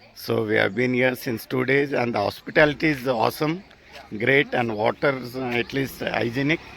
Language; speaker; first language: English; non-native, local second language; Telugu